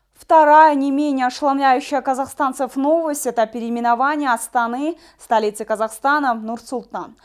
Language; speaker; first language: Russian; non-native, local second language; Kyrgyz